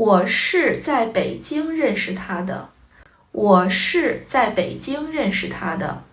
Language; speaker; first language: Chinese; native; Chinese